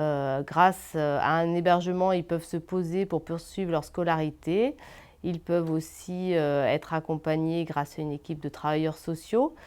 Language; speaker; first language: French; native; French